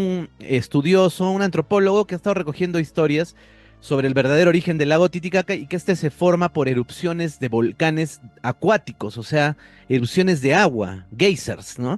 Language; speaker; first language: Spanish; native; Spanish